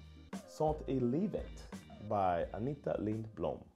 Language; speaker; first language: Swedish; non-native, learner; English